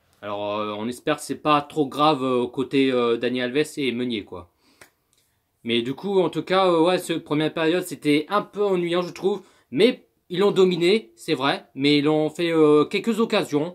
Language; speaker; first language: French; native; French